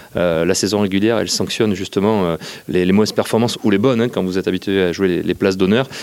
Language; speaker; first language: French; native; French